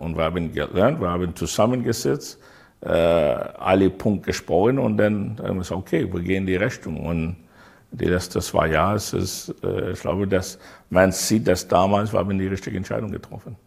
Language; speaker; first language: German; non-native, learner; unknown